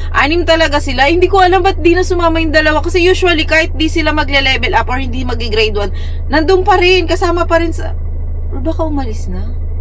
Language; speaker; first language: Filipino; native; Filipino